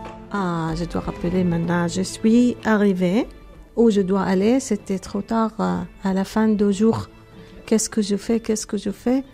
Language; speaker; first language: French; non-native, learner; Arabic